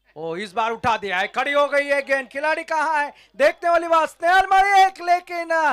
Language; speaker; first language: Hindi; non-native, local second language; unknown